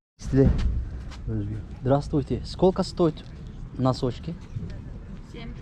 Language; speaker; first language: Russian; non-native, learner; Turkish